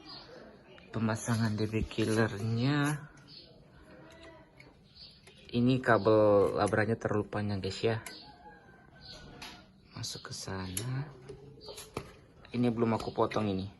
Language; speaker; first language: Indonesian; native; Indonesian